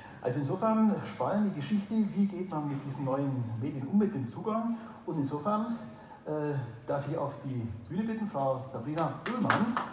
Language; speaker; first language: German; native; German